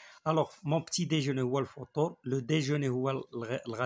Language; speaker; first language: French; non-native, local second language; Arabic